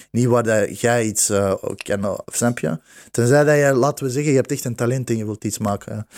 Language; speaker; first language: Dutch; early bilingual, other home language; Bosnian